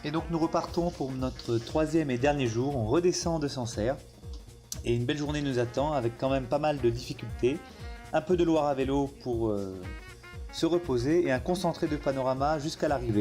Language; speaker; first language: French; native; French